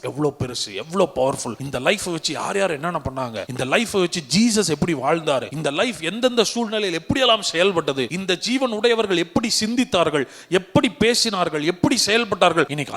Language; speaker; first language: Tamil; native; Tamil